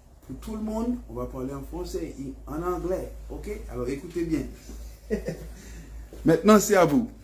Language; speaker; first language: French; non-native, local second language; English